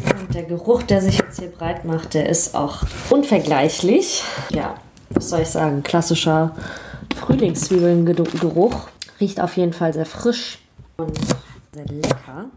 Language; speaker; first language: German; early bilingual, other home language; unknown